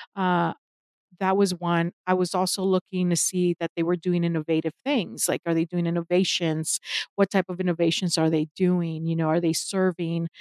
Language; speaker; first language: English; non-native, fluent; Spanish